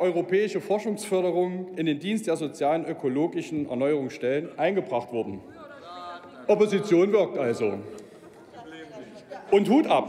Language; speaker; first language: German; native; German